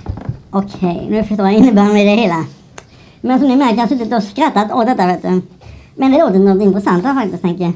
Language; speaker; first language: Swedish; native; Swedish